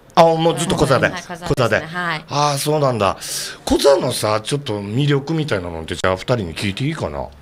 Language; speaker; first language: Japanese; native; Japanese